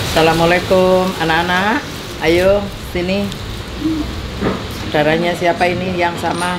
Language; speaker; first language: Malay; non-native, local second language; Javanese